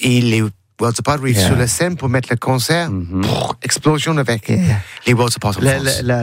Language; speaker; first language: French; non-native, learner; English